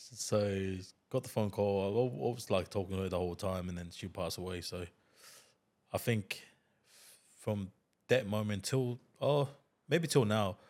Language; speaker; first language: English; non-native, fluent; Tongan